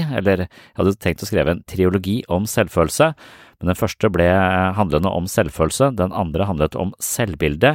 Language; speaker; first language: Norwegian; native; Norwegian